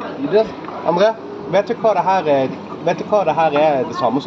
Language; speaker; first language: Norwegian; native; Norwegian